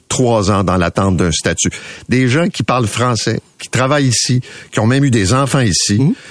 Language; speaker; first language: French; native; French